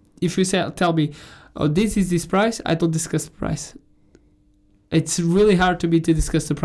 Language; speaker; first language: English; non-native, fluent; Portuguese